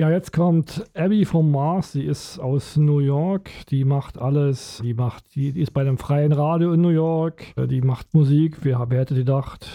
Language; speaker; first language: German; native; German